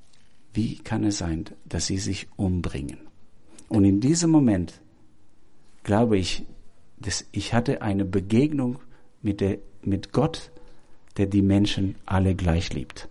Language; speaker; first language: German; non-native, fluent; Albanian